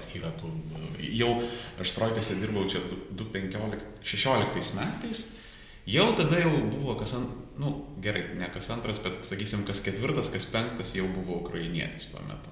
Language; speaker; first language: Lithuanian; native; Lithuanian